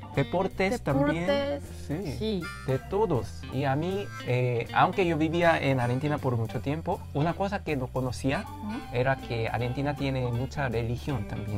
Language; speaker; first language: Spanish; non-native, learner; Korean